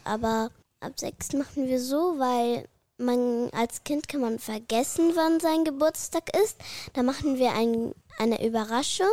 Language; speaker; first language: German; early bilingual, other home language; Arabic